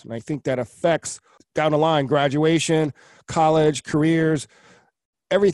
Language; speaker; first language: English; native; English